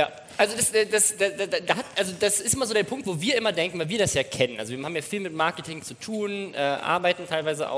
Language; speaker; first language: German; native; German